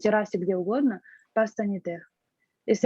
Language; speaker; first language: French; non-native, fluent; Russian